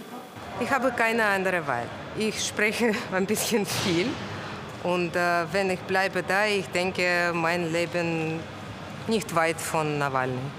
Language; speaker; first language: German; non-native, learner; Russian